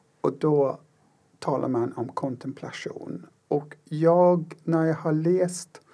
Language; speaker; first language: Swedish; non-native, fluent; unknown